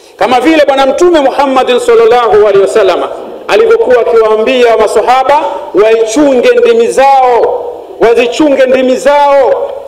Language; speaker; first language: Swahili; native; Swahili